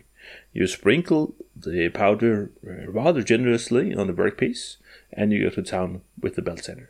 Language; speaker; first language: English; non-native, fluent; Norwegian